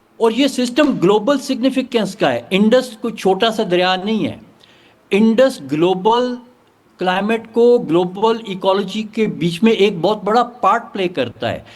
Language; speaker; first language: Urdu; non-native, local second language; Punjabi